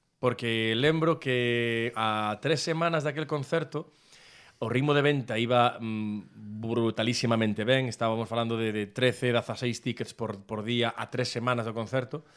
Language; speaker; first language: Galician; native; Galician